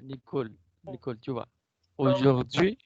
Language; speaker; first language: French; non-native, fluent; Spanish